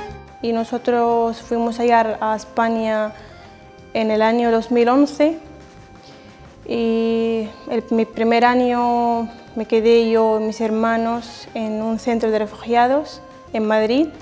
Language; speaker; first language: Spanish; non-native, fluent; Arabic